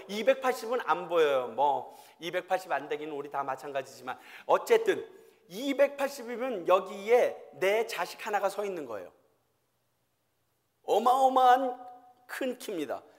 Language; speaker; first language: Korean; native; Korean